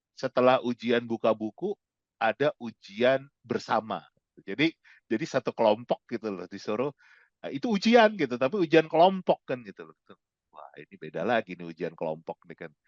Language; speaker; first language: Indonesian; native; Indonesian